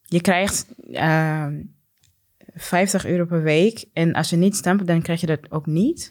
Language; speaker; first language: Dutch; non-native, learner; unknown